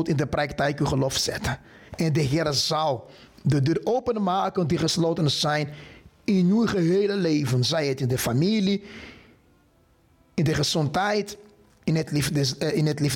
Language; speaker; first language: Dutch; non-native, fluent; Portuguese